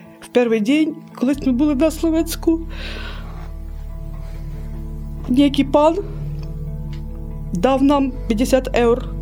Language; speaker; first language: Ukrainian; early bilingual, heritage; Slovak